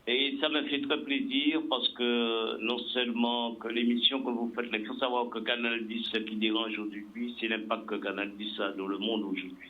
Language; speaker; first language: French; native; French